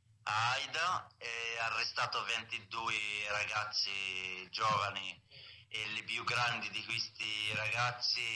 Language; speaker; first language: Italian; non-native, learner; Arabic